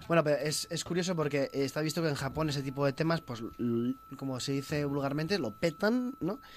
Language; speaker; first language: Spanish; native; Spanish